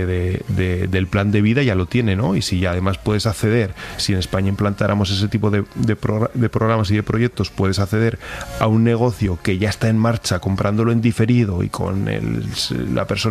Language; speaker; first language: Spanish; native; Spanish